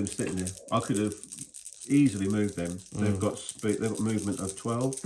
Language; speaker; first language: English; native; English